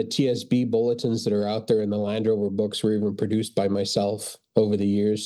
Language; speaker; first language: English; native; English